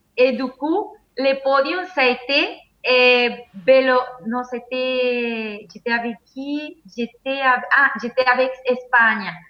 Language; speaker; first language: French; non-native, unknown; Spanish